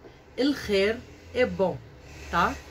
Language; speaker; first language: Portuguese; non-native, learner; Arabic